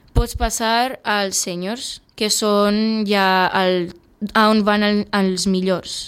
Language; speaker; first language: Catalan; early bilingual, other home language; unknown